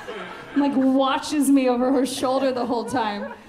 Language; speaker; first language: English; native; English